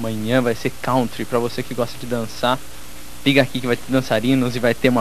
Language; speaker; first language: Portuguese; native; Portuguese